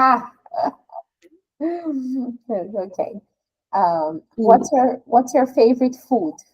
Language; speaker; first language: English; non-native, fluent; Portuguese